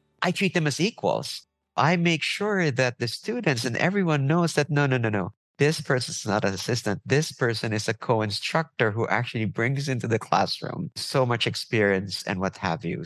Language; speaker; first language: English; non-native, local second language; Filipino